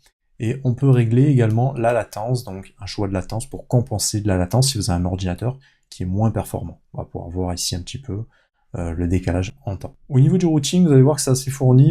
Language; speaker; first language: French; native; French